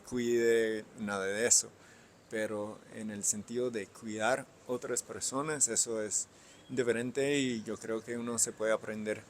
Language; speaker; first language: Spanish; non-native, fluent; English